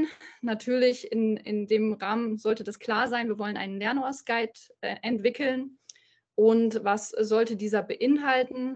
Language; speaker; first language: German; native; German